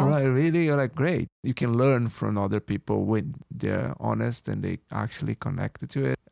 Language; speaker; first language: English; non-native, fluent; Portuguese